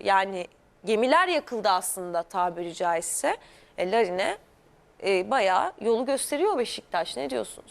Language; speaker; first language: Turkish; native; Turkish